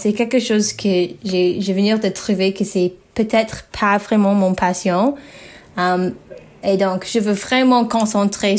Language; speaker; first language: French; non-native, learner; English